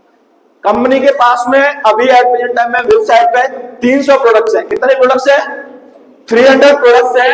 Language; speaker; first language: Hindi; native; Hindi